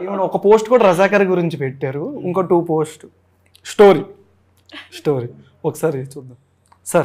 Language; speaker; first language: Telugu; native; Telugu